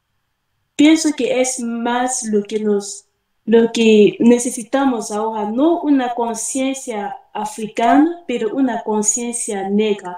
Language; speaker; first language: Spanish; non-native, fluent; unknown